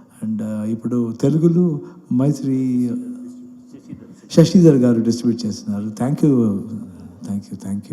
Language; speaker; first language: Telugu; non-native, learner; Kannada